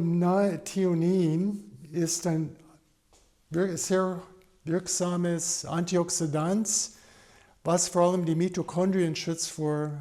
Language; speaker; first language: German; non-native, fluent; English